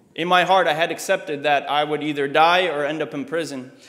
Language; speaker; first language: English; early bilingual, other home language; Russian